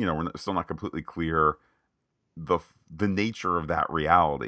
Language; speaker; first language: English; native; English